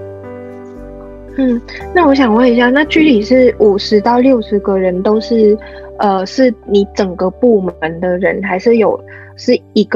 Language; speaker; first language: Chinese; non-native, fluent; Vietnamese